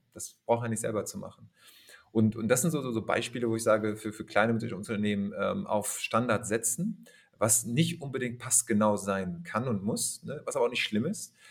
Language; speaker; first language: German; native; German